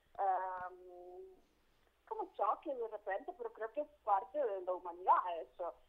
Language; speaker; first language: Spanish; non-native, fluent; Italian